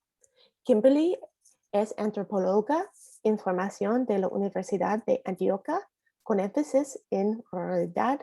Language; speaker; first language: Spanish; non-native, learner; English